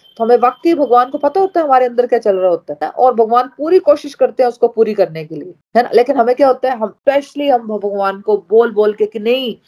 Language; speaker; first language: Hindi; native; Hindi